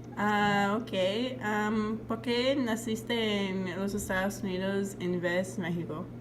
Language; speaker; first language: Spanish; non-native, learner; English